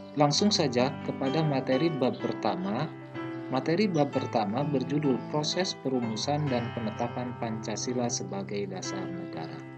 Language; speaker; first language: Indonesian; native; Indonesian